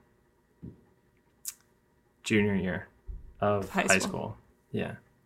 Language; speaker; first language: English; native; English